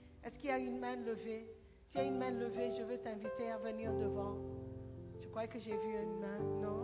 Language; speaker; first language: French; non-native, fluent; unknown